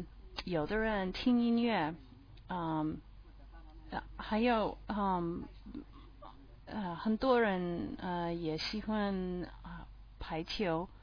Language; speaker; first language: Chinese; non-native, learner; English